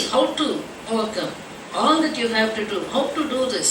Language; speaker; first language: English; non-native, local second language; Tamil